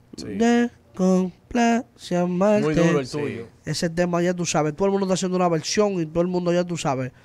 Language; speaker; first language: Spanish; native; Spanish